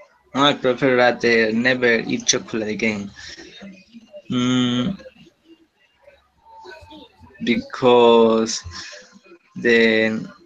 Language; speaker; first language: English; non-native, learner; Spanish